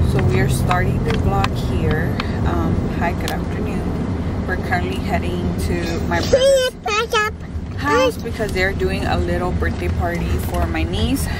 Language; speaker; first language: English; early bilingual, other home language; Spanish